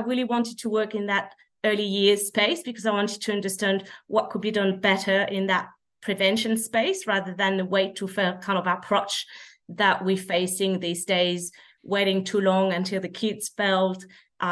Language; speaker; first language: English; non-native, fluent; French